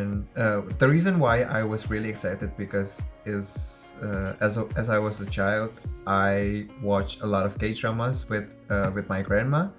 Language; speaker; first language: English; non-native, fluent; Indonesian